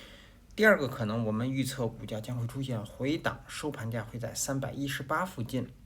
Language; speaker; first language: Chinese; native; Chinese